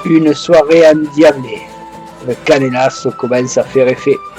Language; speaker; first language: French; native; French